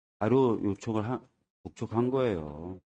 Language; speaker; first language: Korean; native; Korean